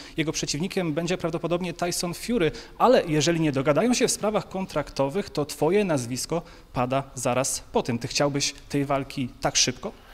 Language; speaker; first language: Polish; native; Polish